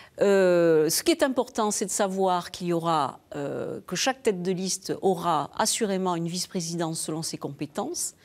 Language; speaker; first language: French; native; French